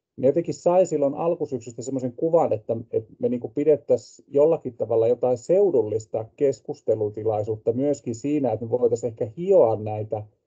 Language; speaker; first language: Finnish; native; Finnish